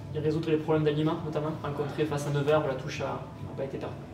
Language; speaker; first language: French; native; French